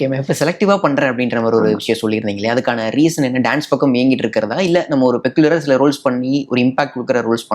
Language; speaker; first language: Tamil; native; Tamil